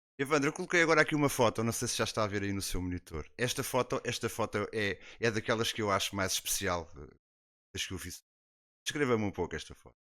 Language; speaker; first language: Portuguese; native; Portuguese